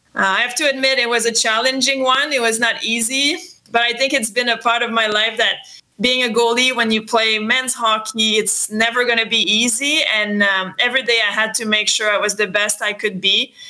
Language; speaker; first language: English; non-native, fluent; French